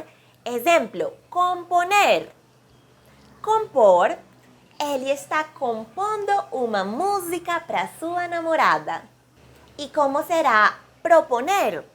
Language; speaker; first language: Portuguese; non-native, fluent; Spanish